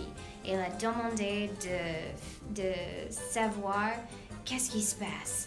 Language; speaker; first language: French; non-native, learner; English